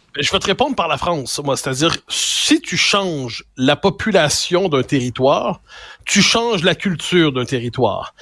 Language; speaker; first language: French; native; French